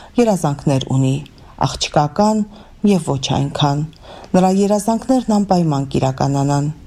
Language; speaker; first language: Armenian; native; Armenian